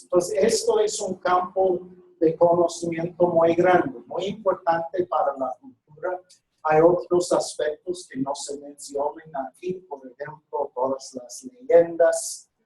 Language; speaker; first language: Spanish; non-native, fluent; English